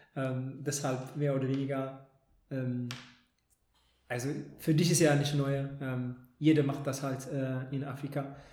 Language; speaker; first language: German; non-native, fluent; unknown